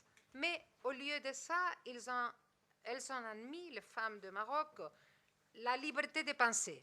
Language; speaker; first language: French; non-native, fluent; Spanish